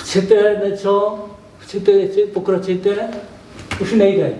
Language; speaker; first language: Czech; non-native, learner; Korean